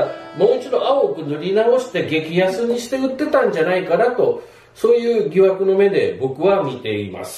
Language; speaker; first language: Japanese; native; Japanese